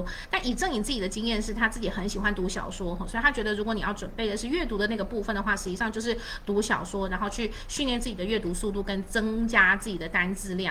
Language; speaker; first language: Chinese; native; Chinese